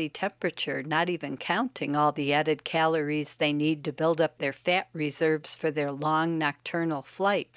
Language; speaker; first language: English; native; English